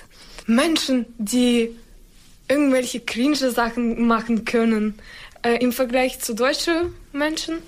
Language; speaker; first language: German; non-native, fluent; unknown